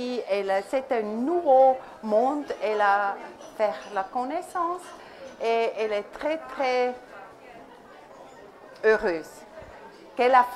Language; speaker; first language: French; non-native, learner; German